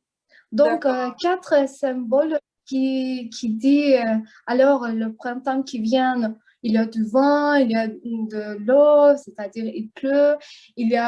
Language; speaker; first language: French; non-native, learner; Azerbaijani